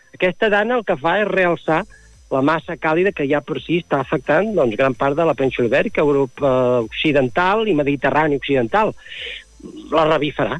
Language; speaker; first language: Catalan; native; Catalan